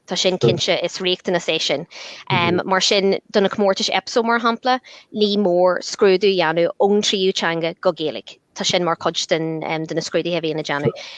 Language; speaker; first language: Irish; non-native, local second language; English